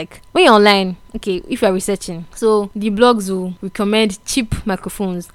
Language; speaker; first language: English; non-native, local second language; Igbo